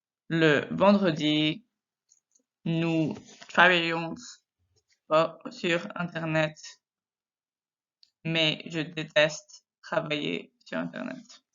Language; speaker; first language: French; non-native, fluent; English